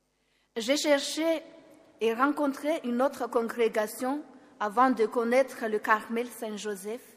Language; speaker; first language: French; non-native, local second language; Malagasy